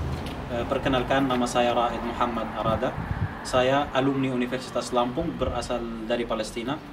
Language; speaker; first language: Indonesian; non-native, fluent; Arabic